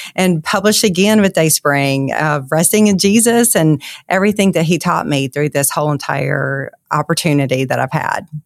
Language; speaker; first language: English; native; English